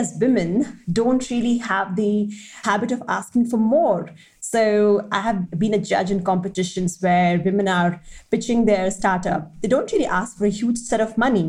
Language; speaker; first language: English; non-native, local second language; Hindi